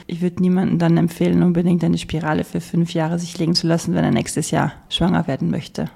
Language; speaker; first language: German; native; German